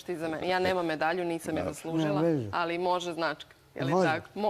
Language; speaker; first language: Bosnian; native; Bosnian